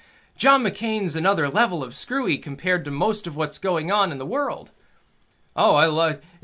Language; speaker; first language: English; native; English